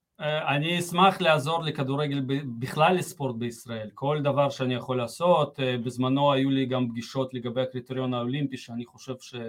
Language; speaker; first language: Hebrew; early bilingual, other home language; Russian